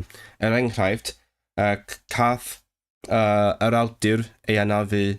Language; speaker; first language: Welsh; non-native, fluent; Cantonese